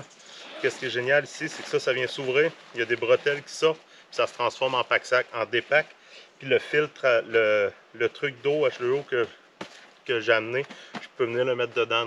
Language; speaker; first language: French; native; French